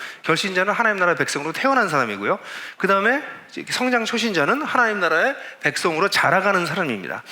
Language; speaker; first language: Korean; native; Korean